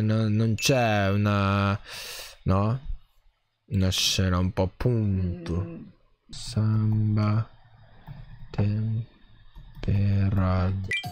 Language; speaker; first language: Italian; non-native, learner; Japanese